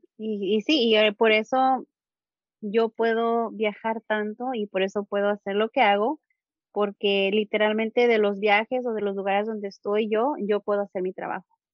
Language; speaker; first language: Spanish; early bilingual, heritage; Spanish